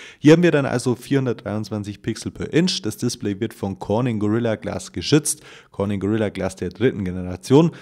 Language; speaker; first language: German; native; German